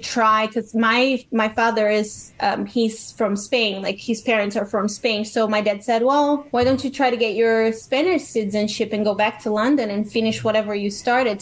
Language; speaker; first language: English; non-native, fluent; Portuguese